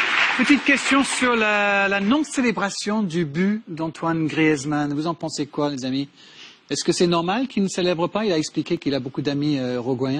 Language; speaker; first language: French; native; French